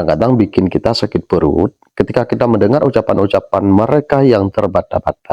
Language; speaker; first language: Indonesian; native; Indonesian